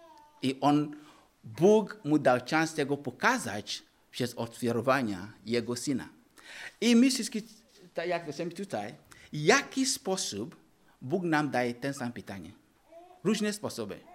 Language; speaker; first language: Polish; non-native, learner; Ukrainian